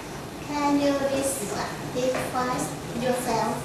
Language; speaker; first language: English; non-native, learner; Thai